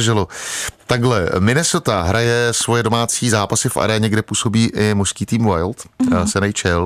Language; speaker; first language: Czech; native; Czech